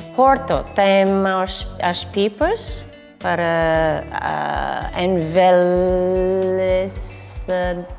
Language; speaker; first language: Portuguese; non-native, learner; English